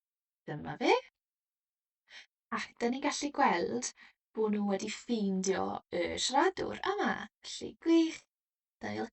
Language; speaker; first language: Welsh; non-native, local second language; English